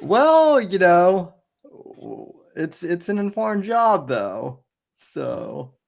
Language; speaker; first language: English; native; English